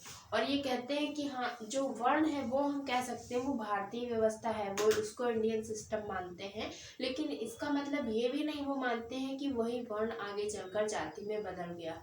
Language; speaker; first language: Hindi; native; Hindi